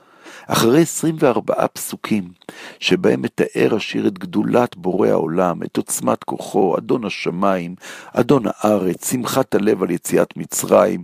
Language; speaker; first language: Hebrew; native; Hebrew